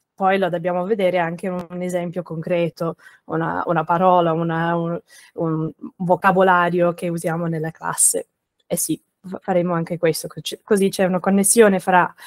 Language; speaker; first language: Italian; non-native, fluent; English